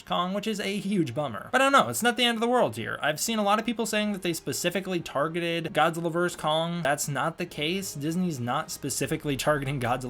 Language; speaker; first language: English; native; English